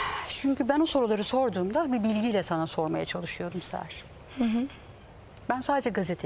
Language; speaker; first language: Turkish; native; Turkish